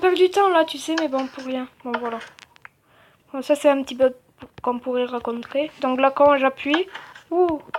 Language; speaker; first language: French; native; French